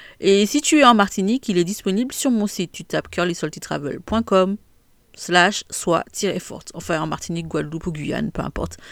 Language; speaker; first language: French; native; French